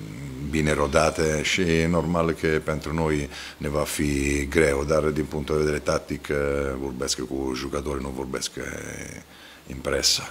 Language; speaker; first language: Romanian; non-native, fluent; Italian